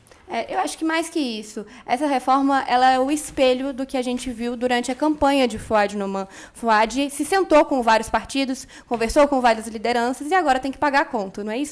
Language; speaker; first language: Portuguese; native; Portuguese